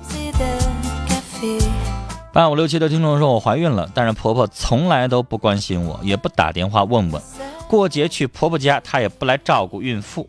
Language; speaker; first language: Chinese; native; Chinese